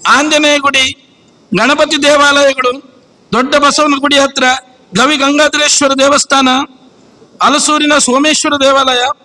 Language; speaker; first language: Kannada; native; Kannada